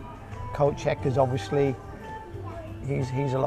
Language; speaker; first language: English; native; English